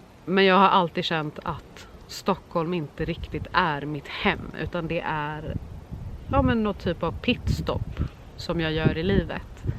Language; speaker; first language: Swedish; native; Swedish